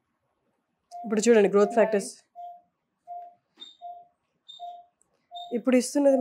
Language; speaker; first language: Telugu; native; Telugu